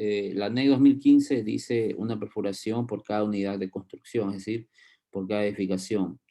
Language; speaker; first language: Spanish; native; Spanish